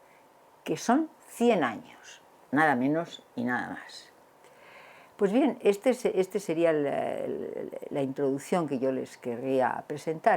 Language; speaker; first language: Spanish; native; Spanish